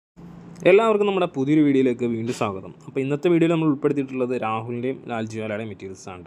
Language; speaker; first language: Malayalam; native; Malayalam